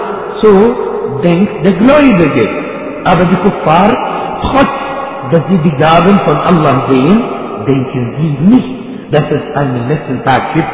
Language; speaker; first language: German; non-native, fluent; Arabic